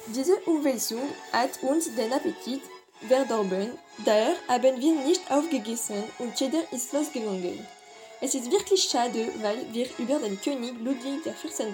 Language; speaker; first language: German; non-native, learner; French